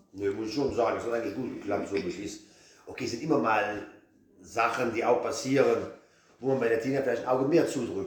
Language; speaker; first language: German; native; German